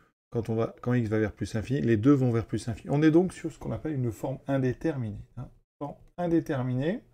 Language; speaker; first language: French; native; French